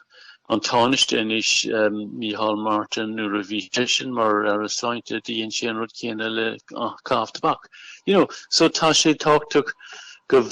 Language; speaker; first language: Irish; non-native, local second language; English